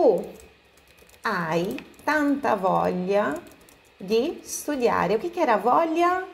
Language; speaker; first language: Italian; non-native, fluent; Portuguese